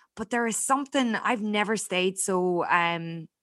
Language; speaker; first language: English; native; English